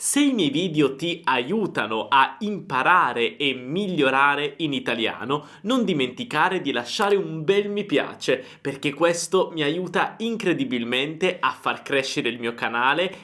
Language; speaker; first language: Italian; native; Italian